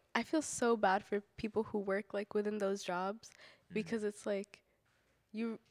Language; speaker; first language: English; native; English